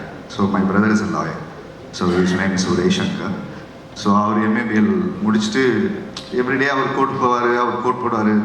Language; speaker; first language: Tamil; native; Tamil